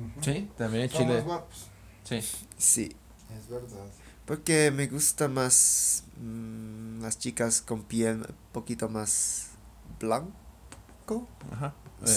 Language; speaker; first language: Spanish; non-native, learner; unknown